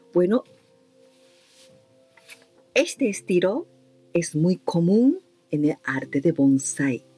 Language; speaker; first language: Spanish; non-native, fluent; Japanese